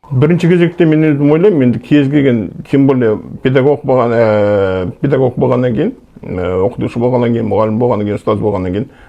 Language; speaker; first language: Kazakh; native; Kazakh